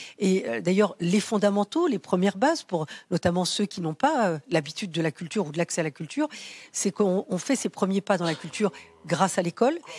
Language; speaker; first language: French; native; French